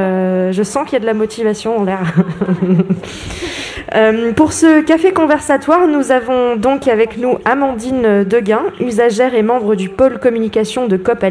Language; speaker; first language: French; native; French